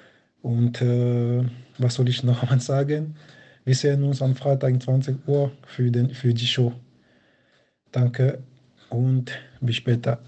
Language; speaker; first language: German; non-native, fluent; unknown